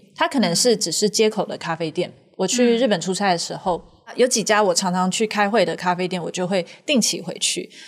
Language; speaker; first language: Chinese; native; Chinese